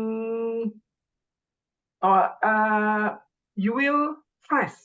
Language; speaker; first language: English; non-native, learner; Indonesian